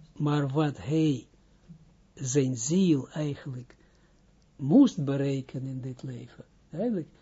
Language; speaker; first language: Dutch; non-native, fluent; Hebrew